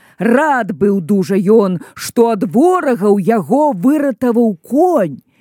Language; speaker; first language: Belarusian; native; Belarusian